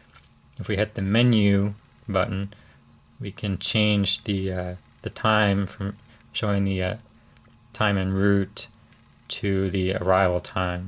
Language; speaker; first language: English; native; English